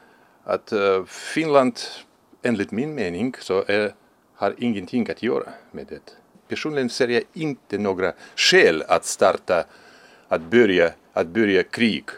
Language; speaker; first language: Swedish; non-native, fluent; Russian